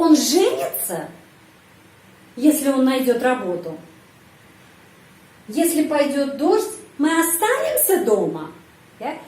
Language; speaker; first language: Russian; non-native, fluent; Indonesian